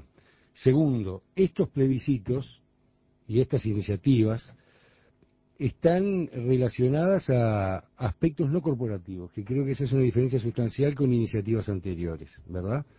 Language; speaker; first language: Spanish; native; Spanish